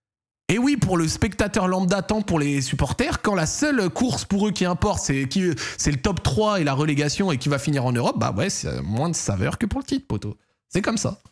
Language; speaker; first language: French; native; French